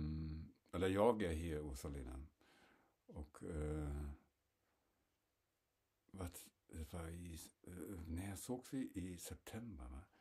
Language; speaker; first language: Swedish; non-native, fluent; German